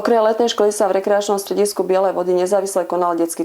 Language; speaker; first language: Slovak; native; Slovak